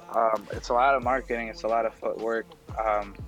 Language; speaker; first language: English; non-native, fluent; Spanish